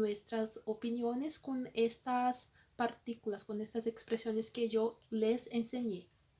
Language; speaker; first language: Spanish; non-native, fluent; Portuguese